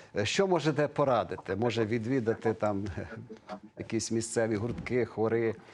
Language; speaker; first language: Ukrainian; native; Ukrainian